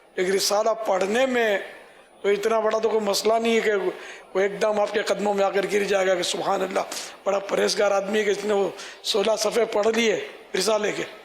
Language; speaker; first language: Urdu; non-native, local second language; Memoni